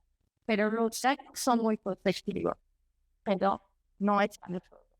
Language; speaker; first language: Spanish; non-native, learner; Portuguese